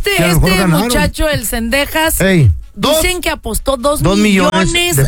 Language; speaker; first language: Spanish; native; Spanish